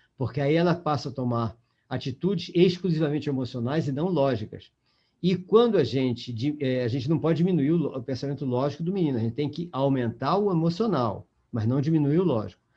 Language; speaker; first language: Portuguese; native; Portuguese